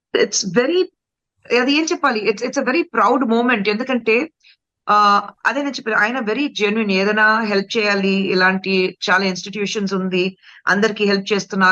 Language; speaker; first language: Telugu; non-native, fluent; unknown